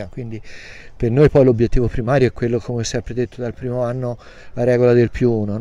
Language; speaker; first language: Italian; native; Italian